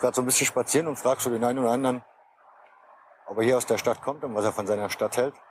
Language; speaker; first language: German; native; German